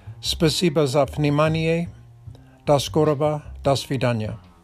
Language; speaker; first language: Russian; non-native, learner; English